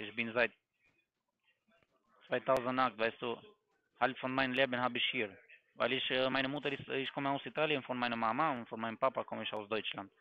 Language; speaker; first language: German; non-native, learner; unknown